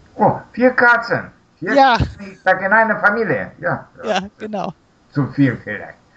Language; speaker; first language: German; non-native, learner; Russian